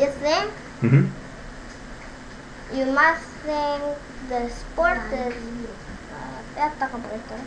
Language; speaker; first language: English; non-native, learner; Korean